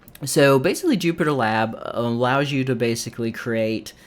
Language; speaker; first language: English; native; English